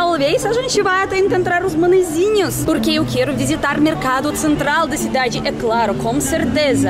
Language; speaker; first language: Portuguese; non-native, fluent; Russian